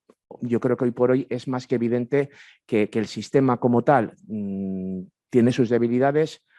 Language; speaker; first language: Spanish; native; Spanish